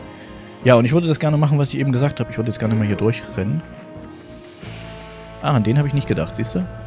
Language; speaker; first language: German; native; German